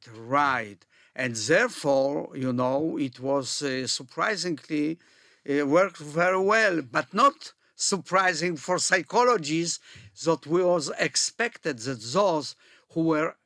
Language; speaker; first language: English; non-native, fluent; Polish